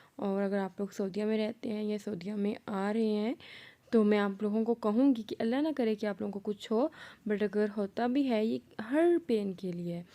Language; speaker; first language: Urdu; non-native, local second language; Punjabi